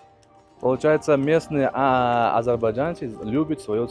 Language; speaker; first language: Russian; non-native, local second language; Uzbek